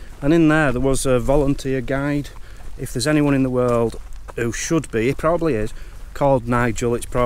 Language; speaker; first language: English; native; English